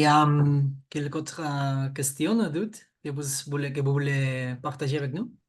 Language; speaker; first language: French; non-native, fluent; Catalan